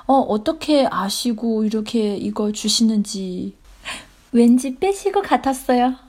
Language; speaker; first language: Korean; non-native, fluent; Chinese